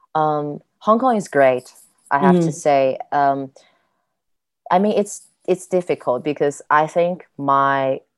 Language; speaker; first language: English; non-native, fluent; Chinese